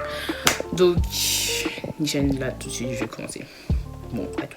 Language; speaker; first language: French; early bilingual, other home language; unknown